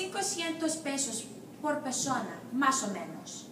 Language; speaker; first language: Spanish; non-native, learner; English